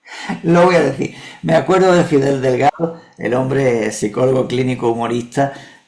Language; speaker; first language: Spanish; native; Spanish